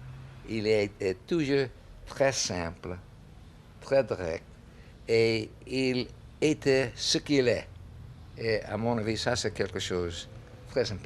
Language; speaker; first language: French; non-native, learner; English